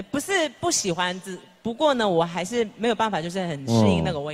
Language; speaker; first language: Chinese; native; Chinese